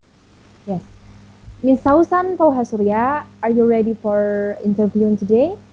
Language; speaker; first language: English; non-native, learner; Indonesian